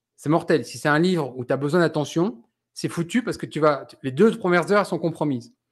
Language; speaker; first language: French; native; French